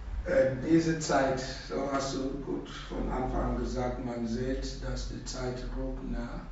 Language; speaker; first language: German; non-native, learner; Russian